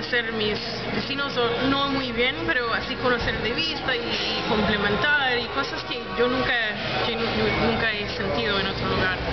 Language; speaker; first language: Spanish; non-native, fluent; English